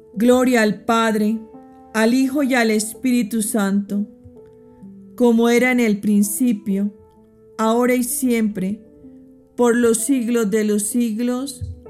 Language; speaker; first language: Spanish; native; Spanish